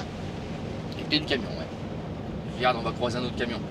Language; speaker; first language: French; native; French